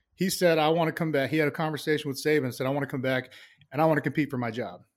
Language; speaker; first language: English; native; English